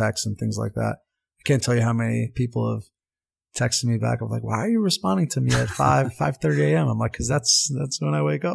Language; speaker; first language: English; non-native, local second language; Armenian